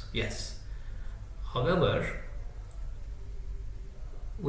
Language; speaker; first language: English; non-native, fluent; Turkish